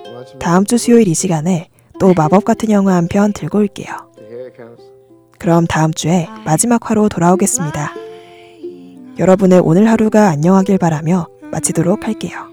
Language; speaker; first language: Korean; native; Korean